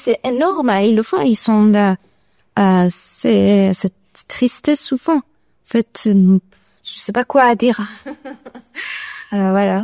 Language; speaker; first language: French; non-native, learner; Persian